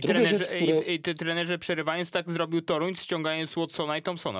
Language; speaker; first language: Polish; native; Polish